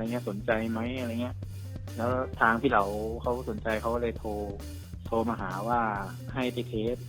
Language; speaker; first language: Thai; native; Thai